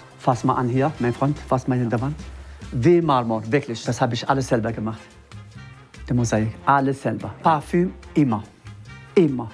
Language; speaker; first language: German; non-native, learner; Arabic